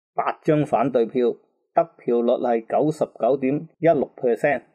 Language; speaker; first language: Cantonese; native; Cantonese